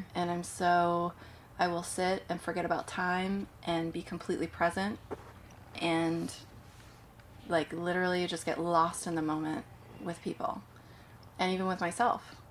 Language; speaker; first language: English; native; English